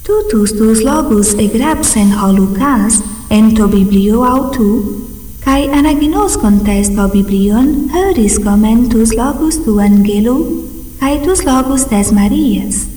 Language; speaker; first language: Greek; non-native, fluent; Portuguese